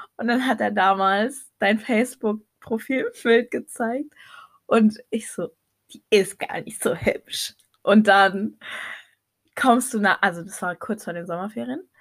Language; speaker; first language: German; early bilingual, other home language; Arabic